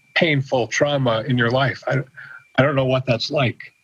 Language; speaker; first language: English; native; English